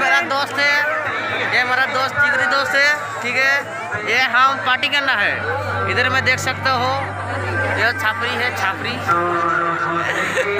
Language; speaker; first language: Hindi; non-native, local second language; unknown